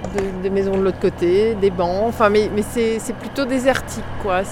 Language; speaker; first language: French; early bilingual, heritage; French